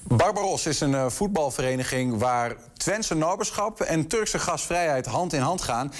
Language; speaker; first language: Dutch; native; Dutch